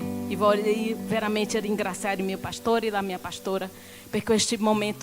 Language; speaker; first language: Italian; non-native, learner; Portuguese